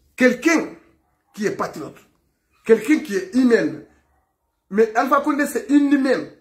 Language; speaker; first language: French; non-native, local second language; Fula